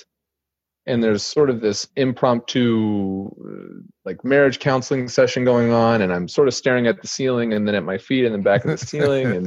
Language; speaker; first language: English; native; English